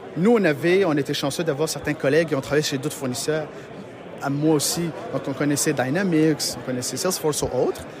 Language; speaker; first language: French; non-native, local second language; Arabic